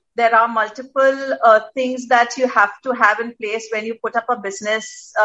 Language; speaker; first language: English; non-native, local second language; Gujarati